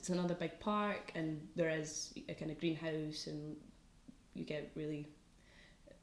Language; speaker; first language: English; native; English